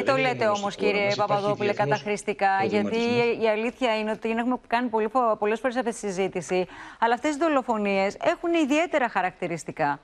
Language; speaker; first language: Greek; native; Greek